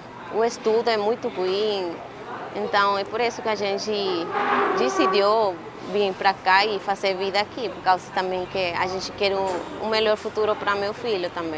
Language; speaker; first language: Portuguese; non-native, learner; Spanish